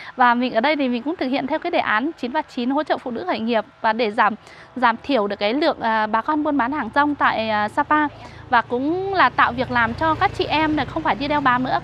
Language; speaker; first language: Vietnamese; non-native, local second language; Hmong